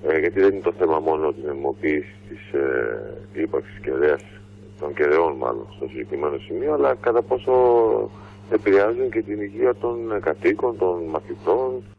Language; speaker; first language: Greek; native; Greek